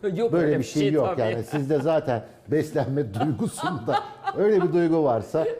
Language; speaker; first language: Turkish; native; Turkish